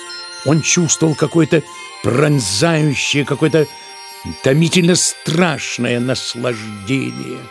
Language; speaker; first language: Russian; native; Russian